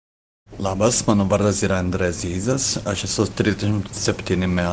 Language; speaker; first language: Lithuanian; early bilingual, heritage; Portuguese